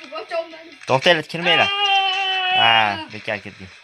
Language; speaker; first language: Turkish; non-native, learner; Uzbek